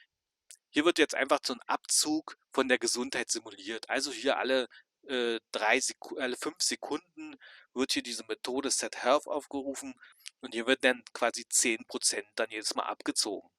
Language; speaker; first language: German; native; German